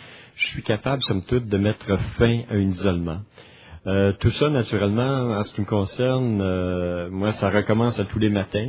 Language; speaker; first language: French; native; French